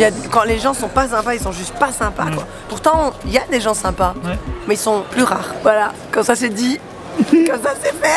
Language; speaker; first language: French; native; French